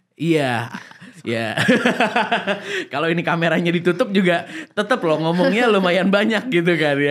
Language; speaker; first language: Indonesian; native; Indonesian